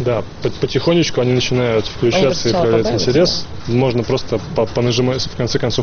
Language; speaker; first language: Russian; native; Russian